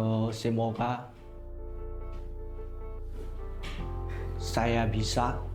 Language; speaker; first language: Indonesian; non-native, local second language; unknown